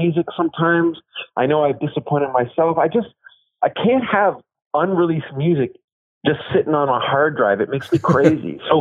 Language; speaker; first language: English; native; English